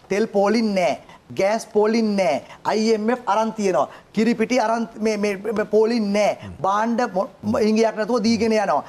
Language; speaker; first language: Sinhala; native; Sinhala